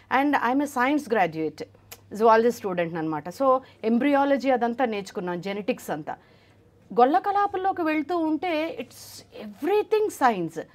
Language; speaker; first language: Telugu; non-native, local second language; Malayalam